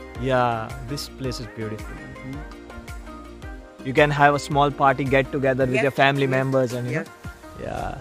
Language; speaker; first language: English; non-native, fluent; Hindi